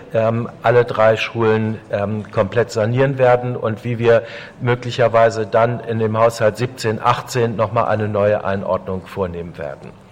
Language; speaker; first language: German; native; German